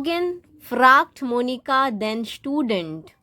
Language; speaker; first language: German; non-native, fluent; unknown